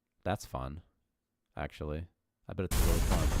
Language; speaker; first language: English; native; English